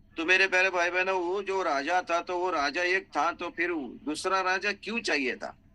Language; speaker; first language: Hindi; non-native, local second language; Marathi